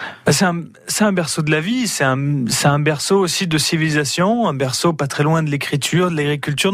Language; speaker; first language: French; native; French